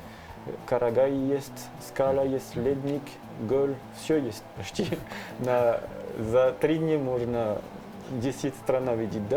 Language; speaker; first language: Russian; non-native, learner; French